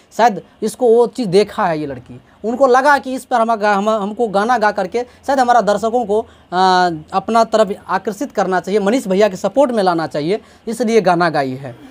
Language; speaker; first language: Hindi; native; Hindi